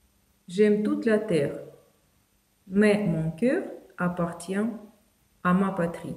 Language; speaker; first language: French; non-native, fluent; Ukrainian